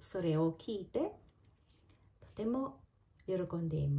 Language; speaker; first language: Japanese; non-native, fluent; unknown